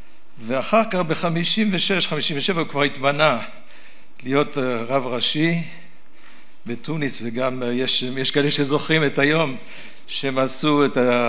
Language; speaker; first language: Hebrew; early bilingual, other home language; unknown